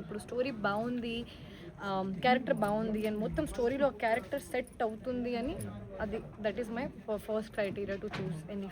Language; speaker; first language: Telugu; non-native, fluent; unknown